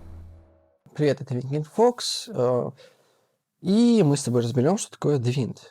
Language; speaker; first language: Russian; native; Russian